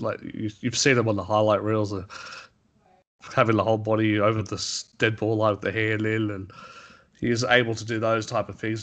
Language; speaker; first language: English; native; English